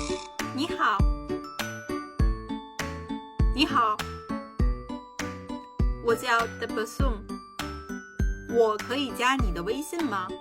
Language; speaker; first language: Chinese; non-native, learner; Urdu